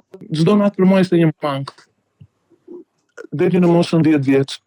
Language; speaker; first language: Albanian; native; Albanian